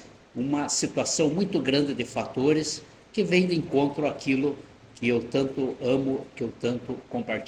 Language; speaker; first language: Portuguese; native; Portuguese